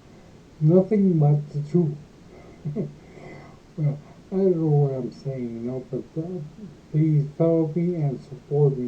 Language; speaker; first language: English; non-native, learner; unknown